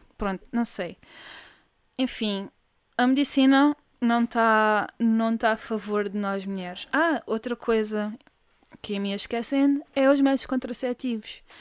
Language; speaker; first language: Portuguese; native; Portuguese